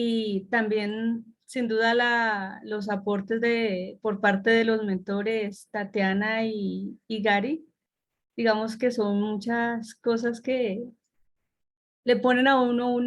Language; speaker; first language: Spanish; native; Spanish